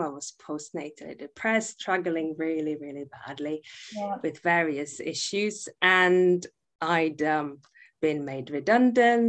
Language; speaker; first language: English; non-native, fluent; Czech